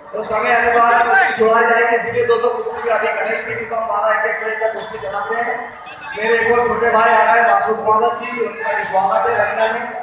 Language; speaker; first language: Hindi; native; Hindi